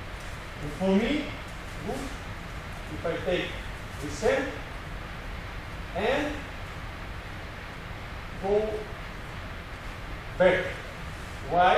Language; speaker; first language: English; non-native, learner; Russian